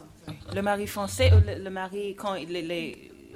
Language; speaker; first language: French; non-native, fluent; English